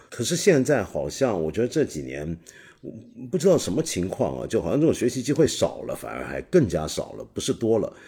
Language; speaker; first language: Chinese; non-native, local second language; Cantonese